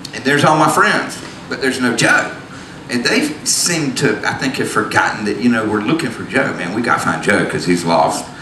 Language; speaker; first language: English; native; English